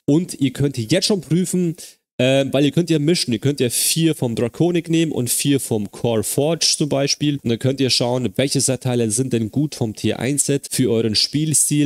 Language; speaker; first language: German; native; German